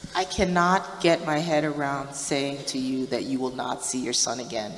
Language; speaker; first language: English; native; English